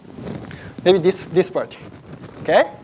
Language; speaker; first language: English; non-native, fluent; Japanese